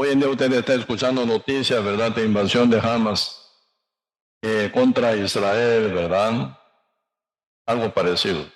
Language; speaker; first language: Spanish; non-native, learner; Korean